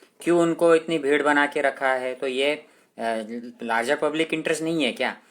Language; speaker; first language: Hindi; non-native, local second language; Marathi